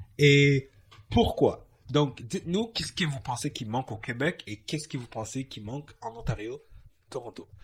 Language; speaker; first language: French; native; French